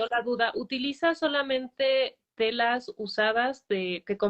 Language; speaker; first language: Spanish; native; Spanish